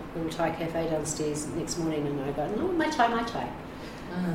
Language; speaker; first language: English; native; English